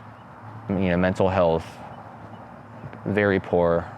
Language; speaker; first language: English; native; English